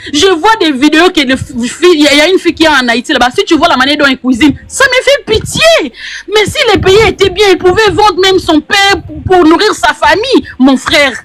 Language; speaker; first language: French; non-native, local second language; Lingala